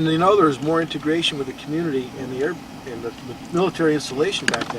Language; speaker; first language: English; native; English